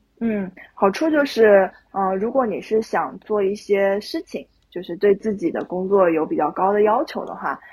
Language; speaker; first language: Chinese; native; Chinese